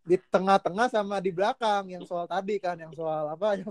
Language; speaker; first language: Indonesian; native; Indonesian